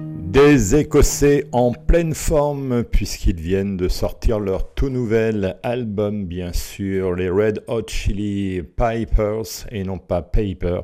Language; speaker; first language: French; native; French